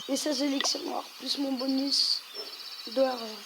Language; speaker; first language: French; native; French